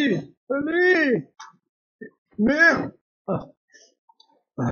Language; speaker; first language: French; native; French